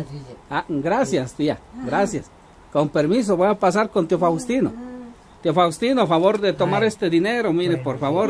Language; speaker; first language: Spanish; native; Spanish